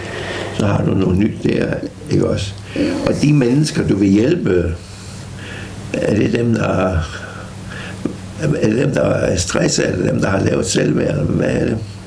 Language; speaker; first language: Danish; native; Danish